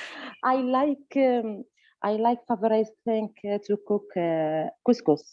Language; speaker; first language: English; non-native, learner; Arabic